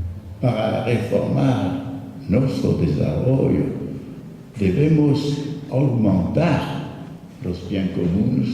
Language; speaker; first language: Spanish; non-native, fluent; French